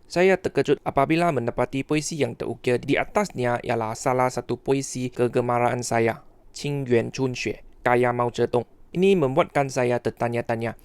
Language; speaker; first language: Malay; non-native, fluent; Chinese